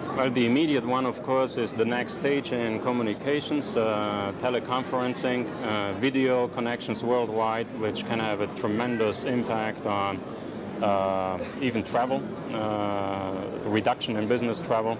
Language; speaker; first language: English; non-native, fluent; German